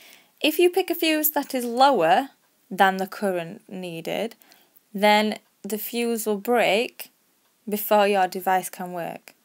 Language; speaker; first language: English; native; English